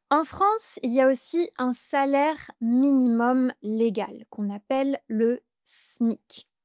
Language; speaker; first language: French; native; French